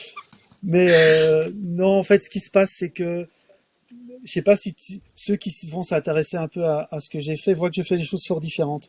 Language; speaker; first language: French; native; French